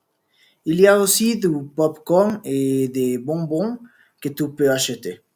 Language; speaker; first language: French; non-native, learner; Spanish